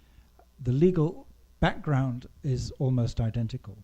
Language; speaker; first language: English; native; English